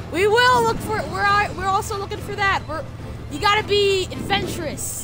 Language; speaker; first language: English; native; English